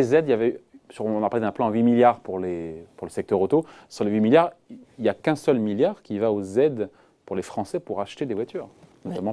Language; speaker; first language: French; native; French